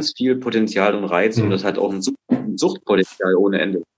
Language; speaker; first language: German; native; German